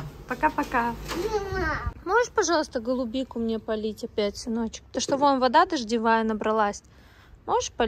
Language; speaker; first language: Russian; native; Russian